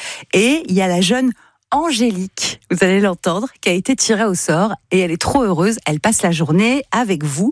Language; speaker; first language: French; native; French